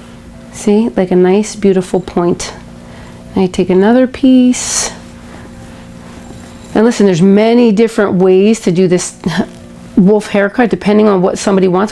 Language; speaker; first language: English; native; English